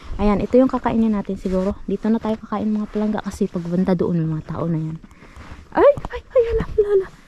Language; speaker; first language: Filipino; non-native, local second language; Hiligaynon